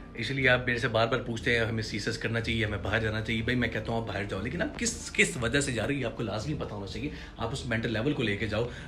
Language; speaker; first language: Urdu; non-native, local second language; Punjabi